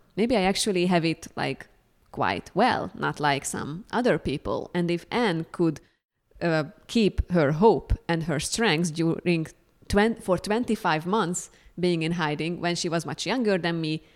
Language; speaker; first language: English; non-native, fluent; Hungarian